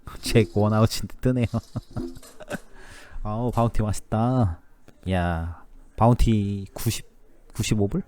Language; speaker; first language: Korean; native; Korean